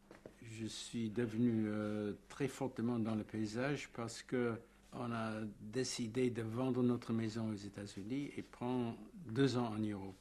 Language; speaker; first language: French; non-native, fluent; English